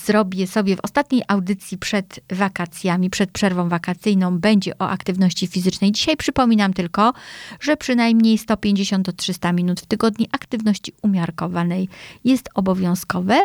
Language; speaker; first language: Polish; native; Polish